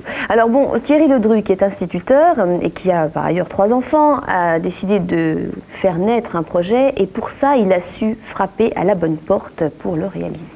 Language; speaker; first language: French; native; French